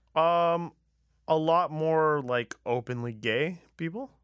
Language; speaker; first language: English; early bilingual, other home language; Persian